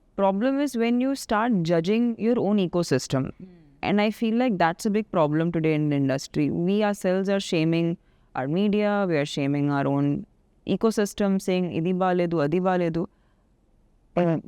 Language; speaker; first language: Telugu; non-native, local second language; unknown